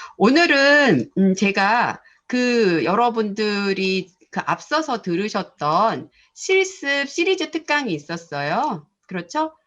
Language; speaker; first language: Korean; native; Korean